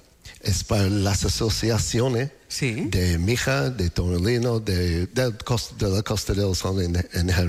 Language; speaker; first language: Spanish; non-native, fluent; English